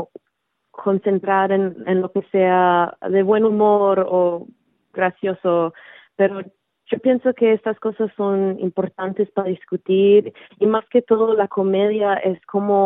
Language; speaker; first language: Spanish; early bilingual, heritage; Spanish